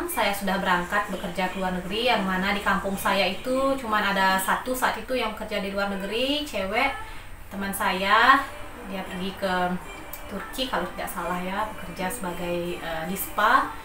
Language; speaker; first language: Indonesian; non-native, local second language; Balinese